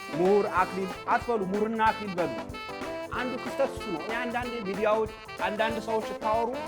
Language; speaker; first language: Amharic; non-native, local second language; Sebat Bet Gurage